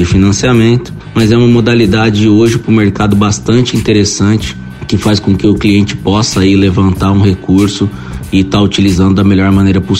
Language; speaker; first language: Portuguese; native; Portuguese